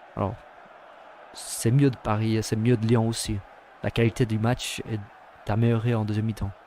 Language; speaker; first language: French; non-native, fluent; English